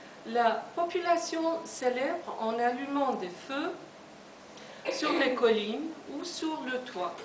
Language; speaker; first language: French; non-native, fluent; Persian